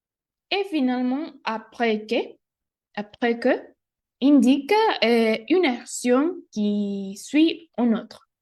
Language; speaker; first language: French; non-native, learner; Spanish